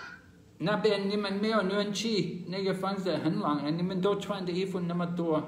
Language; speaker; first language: Chinese; non-native, fluent; English